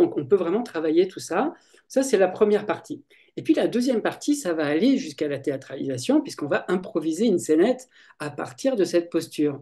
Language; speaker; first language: French; native; French